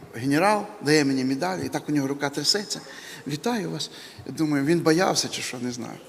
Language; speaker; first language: Ukrainian; native; Ukrainian